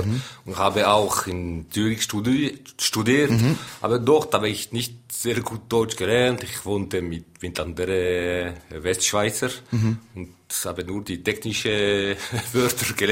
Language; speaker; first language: German; non-native, local second language; French